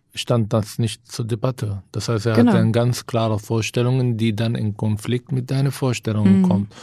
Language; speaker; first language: German; non-native, fluent; Hebrew